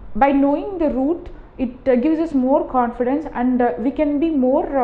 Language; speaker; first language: English; non-native, local second language; Tamil